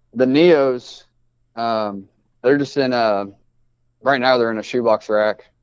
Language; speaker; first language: English; native; English